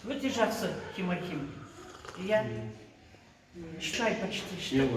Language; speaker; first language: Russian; non-native, local second language; Kazakh